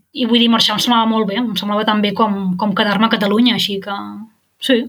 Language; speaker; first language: Catalan; native; Catalan